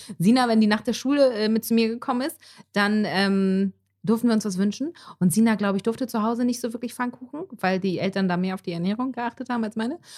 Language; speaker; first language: German; native; German